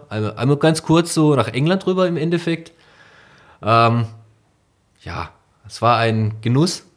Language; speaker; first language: German; native; German